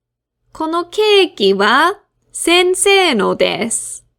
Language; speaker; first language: Japanese; non-native, fluent; English